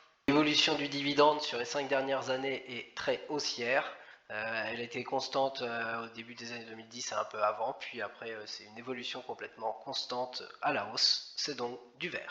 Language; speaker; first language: French; native; French